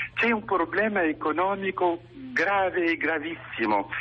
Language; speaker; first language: Italian; non-native, fluent; Arabic